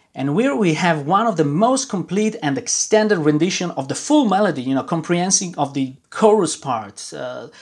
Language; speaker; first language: English; non-native, fluent; Italian